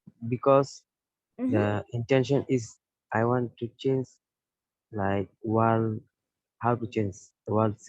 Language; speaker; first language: English; non-native, learner; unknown